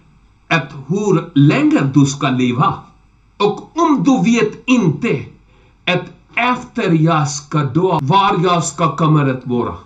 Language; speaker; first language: Swedish; non-native, learner; Urdu